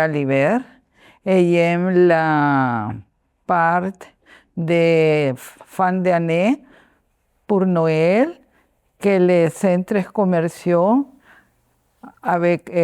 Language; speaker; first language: French; non-native, learner; Spanish